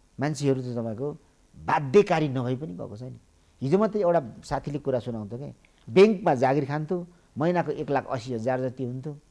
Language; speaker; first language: Nepali; native; Nepali